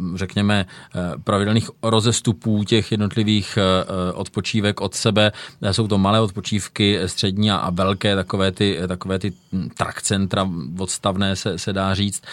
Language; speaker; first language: Czech; native; Czech